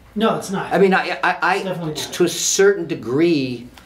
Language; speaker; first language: English; native; English